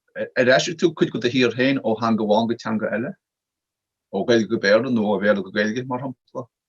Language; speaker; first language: Irish; native; Irish